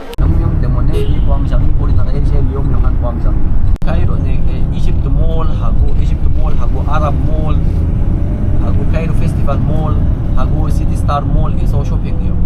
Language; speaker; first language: Korean; non-native, learner; Arabic